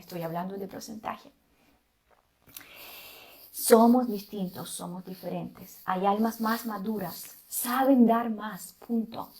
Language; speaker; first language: Spanish; non-native, fluent; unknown